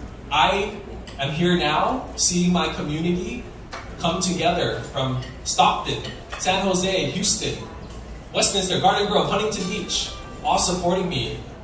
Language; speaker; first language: English; early bilingual, other home language; Vietnamese